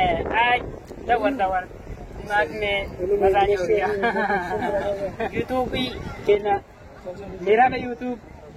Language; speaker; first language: Hindi; non-native, learner; Oromo